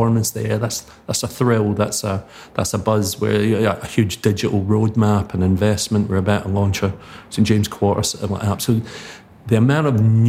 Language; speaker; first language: English; native; English